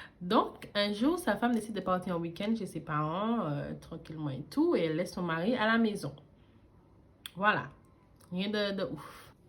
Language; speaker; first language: French; early bilingual, other home language; English